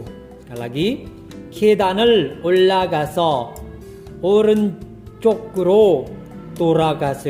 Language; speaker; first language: Korean; non-native, fluent; Indonesian